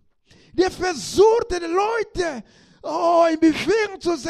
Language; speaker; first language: German; non-native, learner; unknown